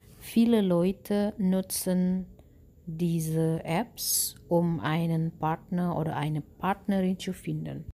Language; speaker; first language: German; non-native, learner; Indonesian